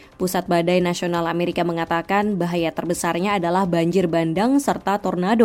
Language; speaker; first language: Indonesian; native; Indonesian